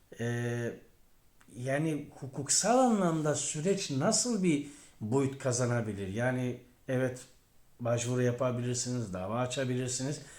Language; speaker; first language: Turkish; native; Turkish